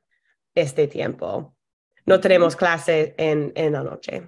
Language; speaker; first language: Spanish; non-native, fluent; English